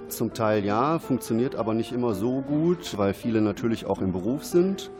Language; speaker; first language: German; native; German